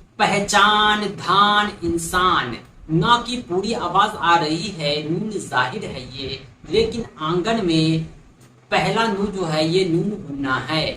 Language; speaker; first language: Hindi; native; Hindi